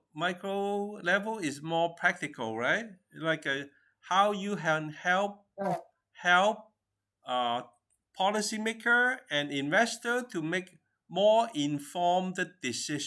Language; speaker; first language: English; non-native, fluent; Chinese